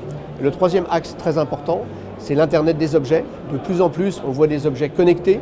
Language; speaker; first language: French; native; French